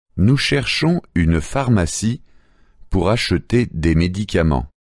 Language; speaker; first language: French; native; French